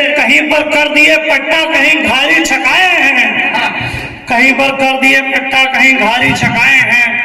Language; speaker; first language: Hindi; native; Hindi